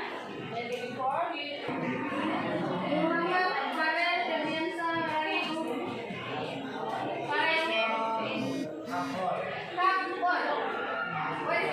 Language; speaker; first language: English; non-native, learner; Indonesian